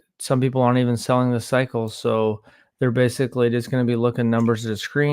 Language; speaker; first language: English; native; English